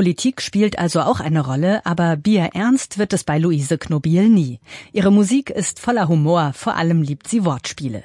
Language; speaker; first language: German; native; German